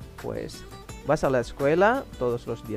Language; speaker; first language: Spanish; non-native, fluent; Indonesian